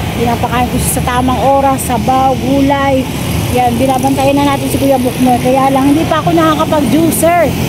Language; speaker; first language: Filipino; native; Filipino